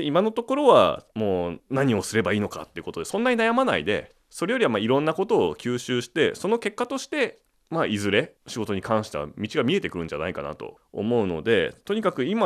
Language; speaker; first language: Japanese; native; Japanese